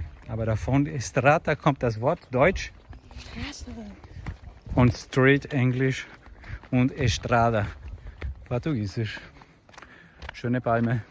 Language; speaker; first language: German; native; German